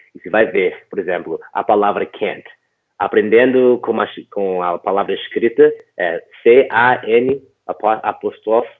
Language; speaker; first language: Portuguese; non-native, fluent; English